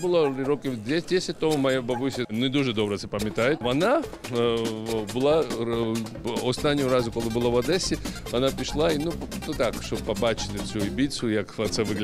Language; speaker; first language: Ukrainian; non-native, learner; Georgian